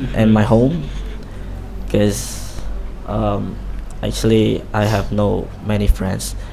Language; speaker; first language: English; non-native, learner; Indonesian